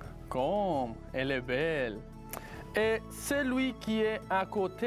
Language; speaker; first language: French; non-native, fluent; Spanish